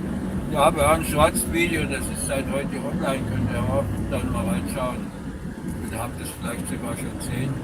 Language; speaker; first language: German; native; German